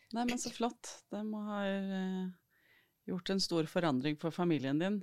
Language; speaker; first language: Norwegian; native; Norwegian